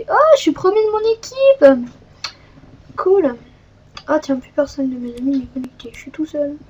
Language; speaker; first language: French; native; French